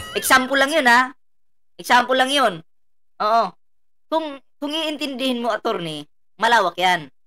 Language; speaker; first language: Filipino; non-native, local second language; Cebuano